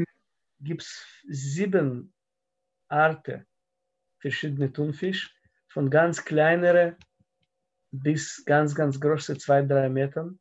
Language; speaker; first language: German; non-native, fluent; Russian